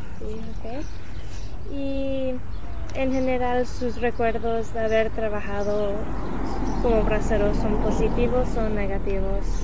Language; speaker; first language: Spanish; early bilingual, heritage; Spanish